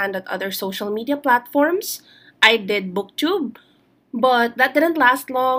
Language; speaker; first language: English; non-native, local second language; Filipino